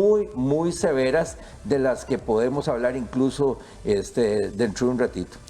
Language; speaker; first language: Spanish; native; Spanish